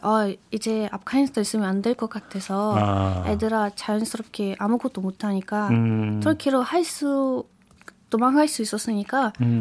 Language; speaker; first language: Korean; non-native, learner; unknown